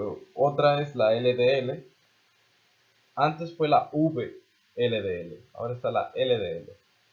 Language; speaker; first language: Spanish; native; Spanish